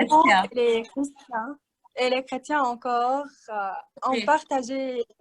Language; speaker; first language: French; non-native, learner; Arabic